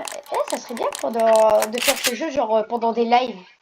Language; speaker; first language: French; native; French